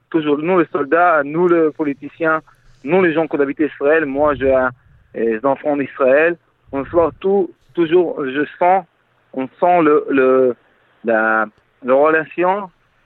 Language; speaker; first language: French; non-native, fluent; Hebrew